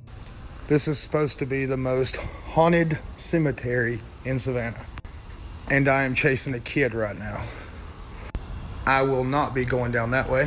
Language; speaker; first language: English; native; English